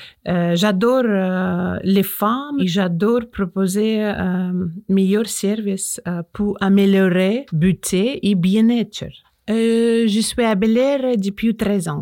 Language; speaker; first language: French; non-native, learner; Russian